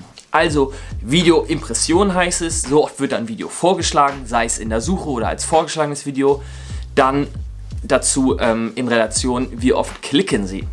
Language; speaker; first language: German; native; German